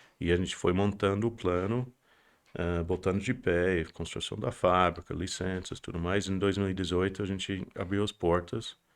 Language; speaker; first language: Portuguese; non-native, fluent; English